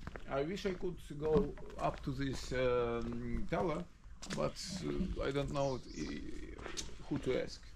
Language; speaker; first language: English; non-native, fluent; Russian